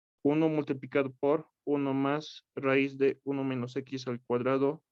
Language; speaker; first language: Spanish; native; Spanish